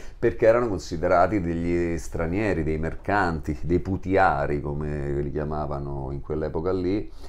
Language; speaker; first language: Italian; native; Italian